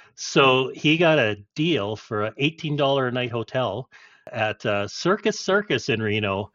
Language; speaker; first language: English; native; English